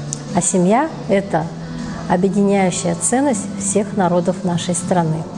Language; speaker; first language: Russian; native; Russian